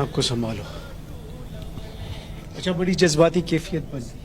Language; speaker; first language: Hindi; native; Hindi